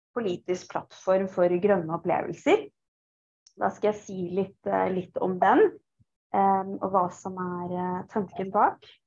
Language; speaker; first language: Norwegian; early bilingual, other home language; Persian